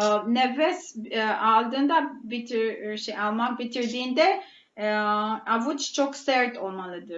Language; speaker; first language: Turkish; non-native, fluent; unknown